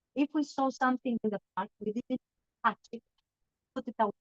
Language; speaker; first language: English; non-native, learner; Greek